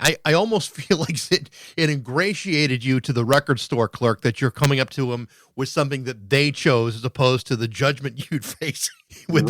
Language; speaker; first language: English; native; English